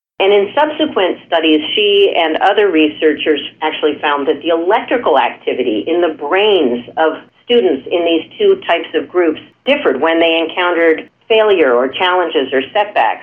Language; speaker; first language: English; native; English